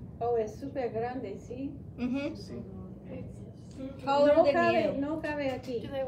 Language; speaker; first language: Spanish; non-native, fluent; English